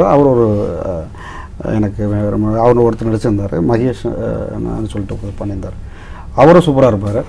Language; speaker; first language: Tamil; native; Tamil